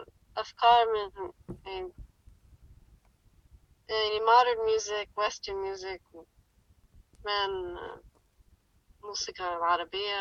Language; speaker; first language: Arabic; early bilingual, heritage; English